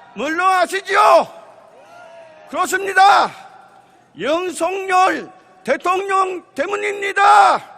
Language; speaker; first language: Korean; non-native, fluent; Japanese